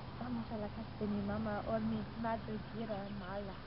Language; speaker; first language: Spanish; non-native, learner; English